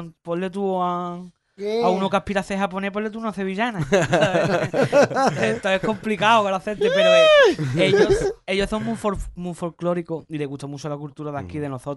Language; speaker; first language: Spanish; native; Spanish